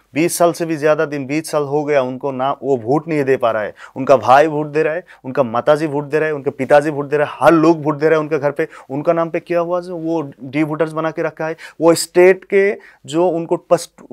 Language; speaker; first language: Hindi; non-native, local second language; Bangla